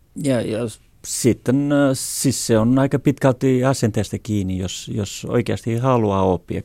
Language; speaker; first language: Finnish; non-native, fluent; Portuguese